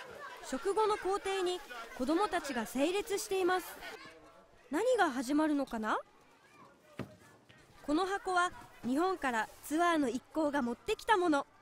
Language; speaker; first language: Japanese; native; Japanese